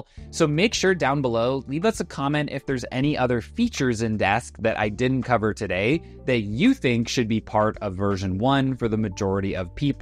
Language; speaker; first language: English; native; English